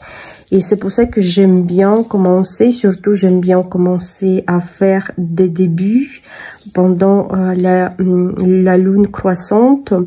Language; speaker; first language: French; non-native, fluent; Russian